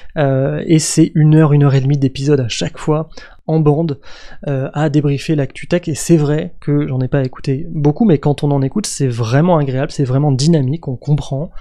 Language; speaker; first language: French; native; French